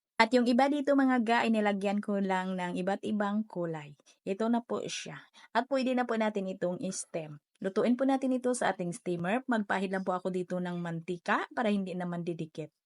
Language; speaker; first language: Filipino; non-native, local second language; Cebuano